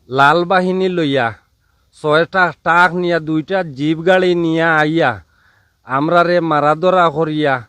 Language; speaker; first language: Bangla; native; Bangla